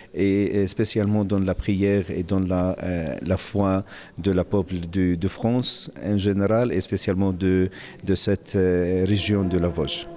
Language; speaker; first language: French; non-native, learner; Arabic